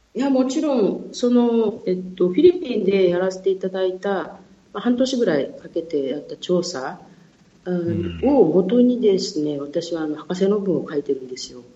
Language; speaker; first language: Japanese; native; Japanese